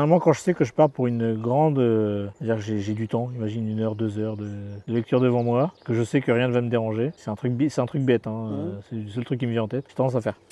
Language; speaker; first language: French; native; French